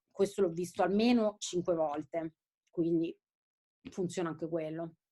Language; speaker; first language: Italian; native; Italian